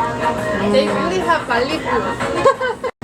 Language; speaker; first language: English; non-native, learner; Korean